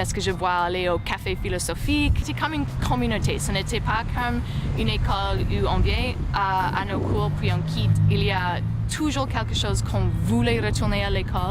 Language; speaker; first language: French; non-native, fluent; English